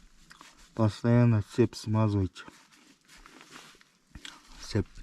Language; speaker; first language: Russian; non-native, local second language; Kyrgyz